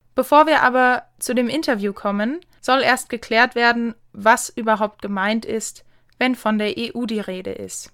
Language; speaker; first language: German; native; German